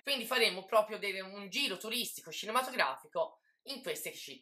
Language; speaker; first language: Italian; native; Italian